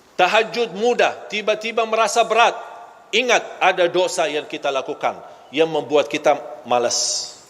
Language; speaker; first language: Malay; non-native, fluent; Arabic